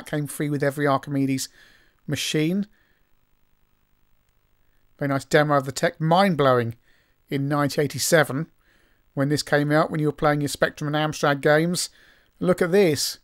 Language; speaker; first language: English; native; English